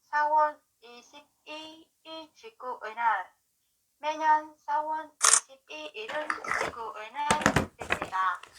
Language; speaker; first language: Korean; non-native, learner; Vietnamese